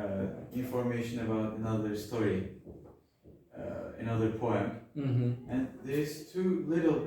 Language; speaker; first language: English; non-native, learner; Turkish